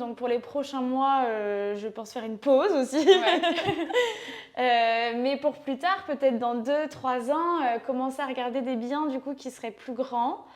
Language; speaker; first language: French; native; French